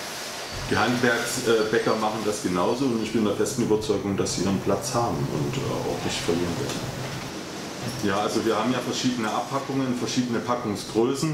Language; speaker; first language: German; native; German